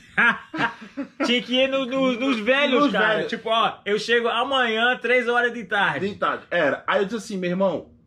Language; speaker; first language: Portuguese; native; Portuguese